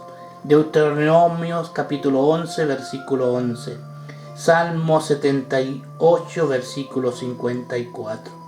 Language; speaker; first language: Spanish; native; Spanish